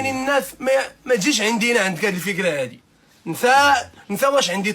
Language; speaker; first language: Arabic; native; Arabic